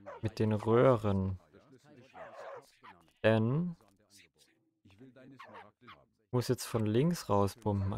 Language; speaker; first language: German; native; German